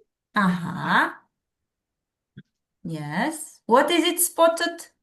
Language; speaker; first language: English; non-native, fluent; Kazakh